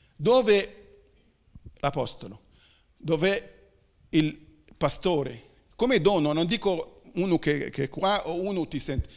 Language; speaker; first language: Italian; non-native, fluent; Arabic